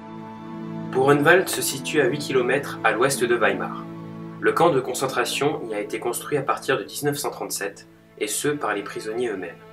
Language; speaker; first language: French; native; French